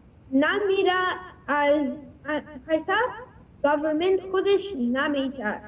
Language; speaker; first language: Persian; early bilingual, heritage; Persian